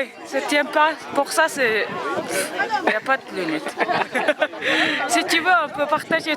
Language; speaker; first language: French; non-native, learner; Mongolian